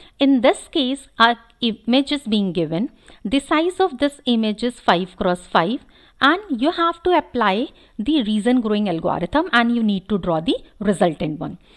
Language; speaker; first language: English; non-native, local second language; Hindi